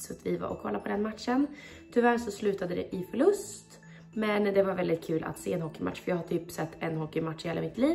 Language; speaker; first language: Swedish; native; Swedish